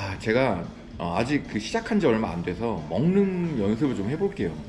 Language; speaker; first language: Korean; native; Korean